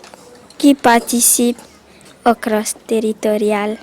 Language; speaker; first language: French; native; French